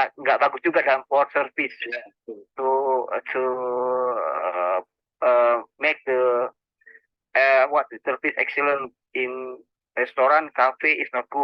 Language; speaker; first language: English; non-native, learner; Indonesian